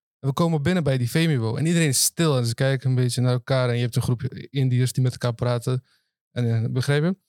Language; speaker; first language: Dutch; early bilingual, other home language; Turkish